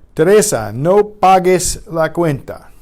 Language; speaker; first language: Spanish; non-native, fluent; English